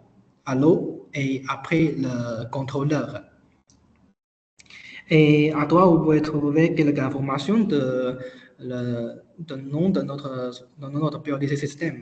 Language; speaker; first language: French; non-native, learner; Chinese